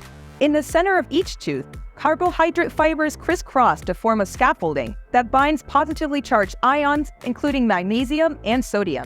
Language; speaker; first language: English; native; English